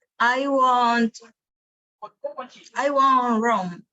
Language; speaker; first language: English; non-native, learner; Spanish